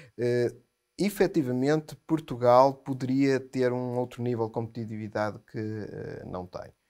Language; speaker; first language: Portuguese; native; Portuguese